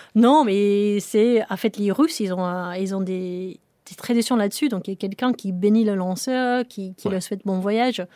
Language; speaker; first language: French; non-native, fluent; English